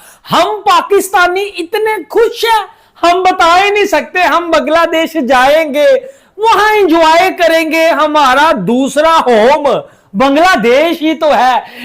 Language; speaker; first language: Hindi; native; Hindi